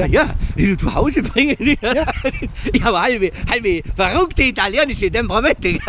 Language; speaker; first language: German; non-native, learner; Italian